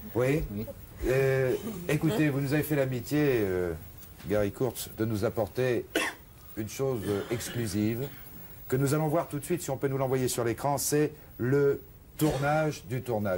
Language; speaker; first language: French; native; French